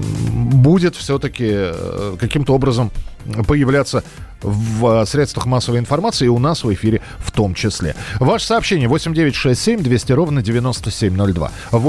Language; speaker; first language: Russian; native; Russian